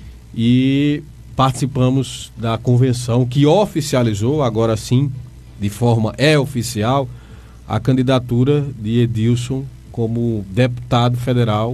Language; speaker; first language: Portuguese; native; Portuguese